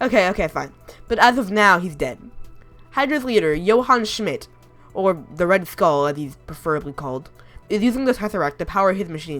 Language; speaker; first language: English; native; English